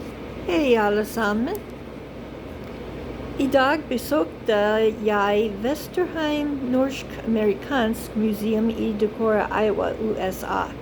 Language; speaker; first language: Norwegian; non-native, learner; English